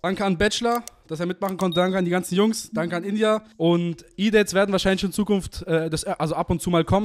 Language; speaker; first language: German; native; German